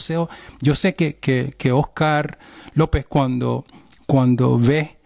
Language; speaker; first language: Spanish; native; Spanish